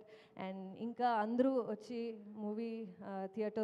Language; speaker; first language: Telugu; non-native, fluent; Kannada